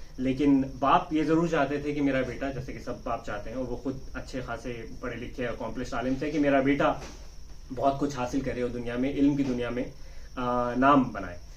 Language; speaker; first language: Urdu; native; Urdu